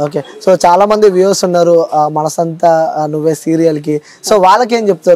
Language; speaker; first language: Telugu; native; Telugu